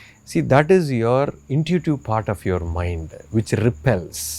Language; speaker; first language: English; non-native, local second language; Tamil